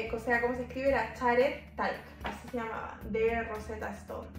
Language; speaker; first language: Spanish; native; Spanish